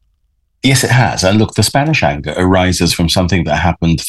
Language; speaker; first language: English; native; English